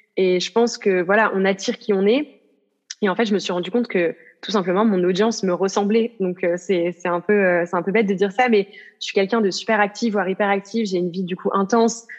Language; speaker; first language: French; native; French